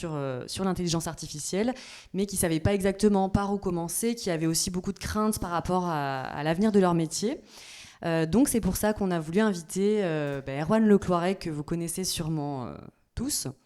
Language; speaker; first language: French; native; French